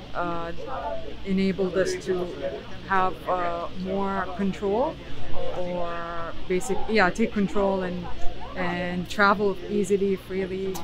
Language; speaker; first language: English; non-native, fluent; Arabic